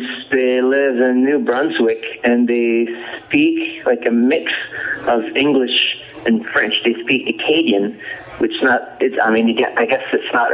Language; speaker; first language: English; non-native, fluent; French